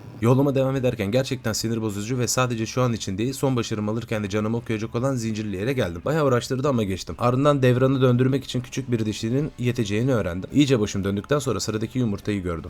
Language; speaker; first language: Turkish; native; Turkish